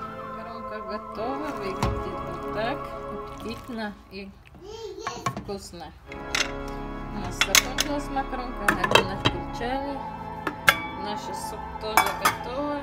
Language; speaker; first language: Russian; non-native, learner; Tajik